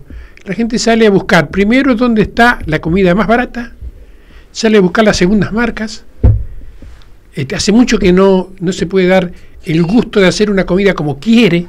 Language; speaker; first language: Spanish; native; Spanish